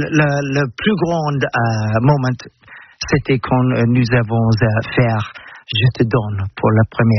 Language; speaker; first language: French; non-native, learner; English